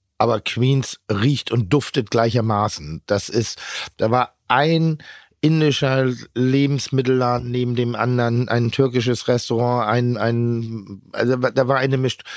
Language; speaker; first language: German; native; German